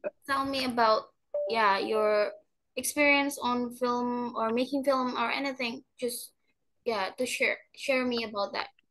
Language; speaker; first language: English; non-native, learner; Indonesian